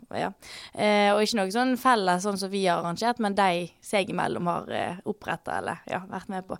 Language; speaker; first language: Norwegian; native; Norwegian